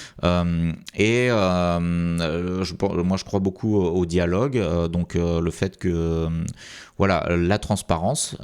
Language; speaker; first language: French; native; French